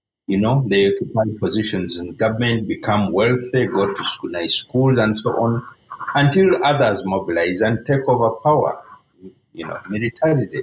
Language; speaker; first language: English; non-native, local second language; Ganda